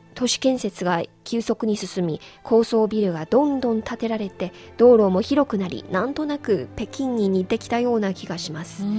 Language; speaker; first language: Japanese; non-native, fluent; Chinese